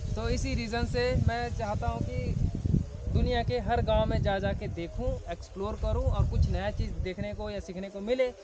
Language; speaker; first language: Hindi; native; Hindi